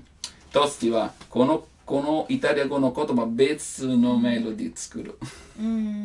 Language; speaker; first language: Japanese; non-native, learner; Italian